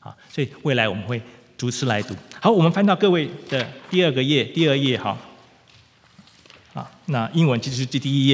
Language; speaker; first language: Chinese; native; Chinese